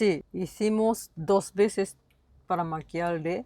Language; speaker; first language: Spanish; non-native, learner; Japanese